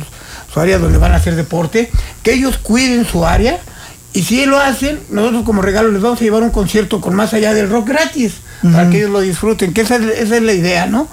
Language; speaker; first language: Spanish; native; Spanish